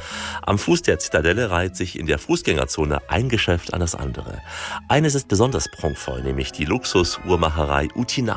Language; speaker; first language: German; native; German